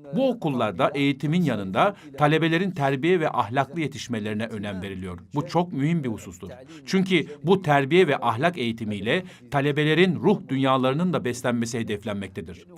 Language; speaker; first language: Turkish; non-native, fluent; Arabic